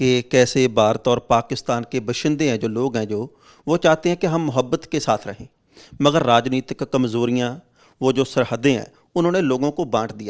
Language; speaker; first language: Hindi; non-native, local second language; Punjabi